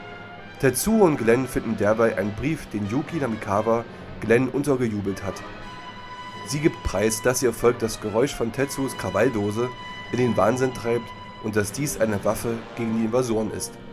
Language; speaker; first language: German; native; German